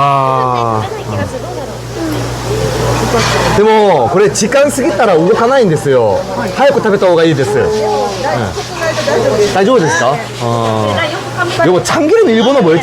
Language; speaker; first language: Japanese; non-native, fluent; Korean